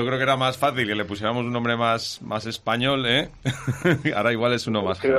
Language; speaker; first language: Spanish; native; Spanish